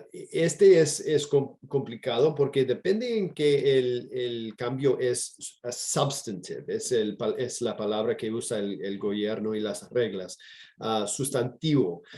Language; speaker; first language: Spanish; non-native, fluent; English